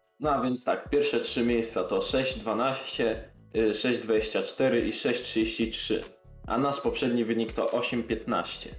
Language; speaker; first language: Polish; native; Polish